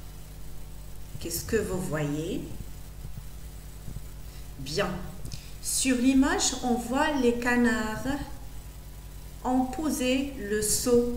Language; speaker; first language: French; non-native, local second language; Arabic